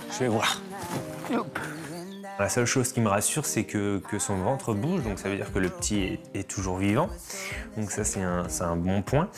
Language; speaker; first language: French; native; French